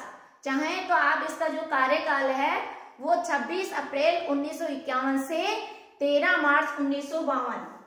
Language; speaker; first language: Hindi; native; Hindi